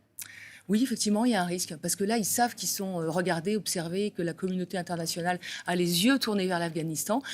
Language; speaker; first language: French; native; French